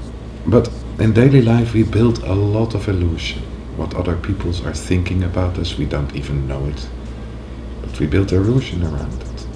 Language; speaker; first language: English; non-native, fluent; Dutch